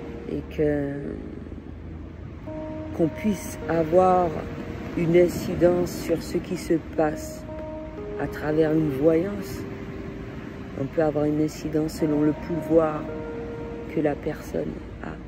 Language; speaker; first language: French; native; French